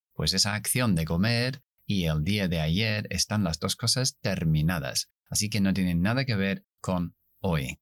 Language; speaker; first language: Spanish; non-native, fluent; English